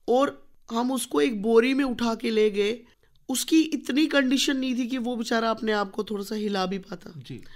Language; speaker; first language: Hindi; native; Hindi